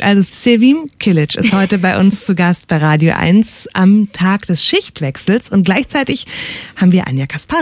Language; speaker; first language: German; native; German